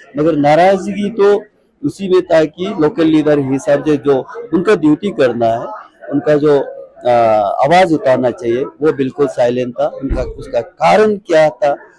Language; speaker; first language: Hindi; non-native, local second language; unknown